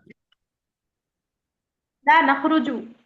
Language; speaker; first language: Arabic; non-native, learner; Urdu